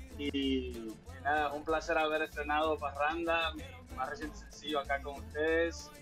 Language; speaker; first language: Spanish; native; Spanish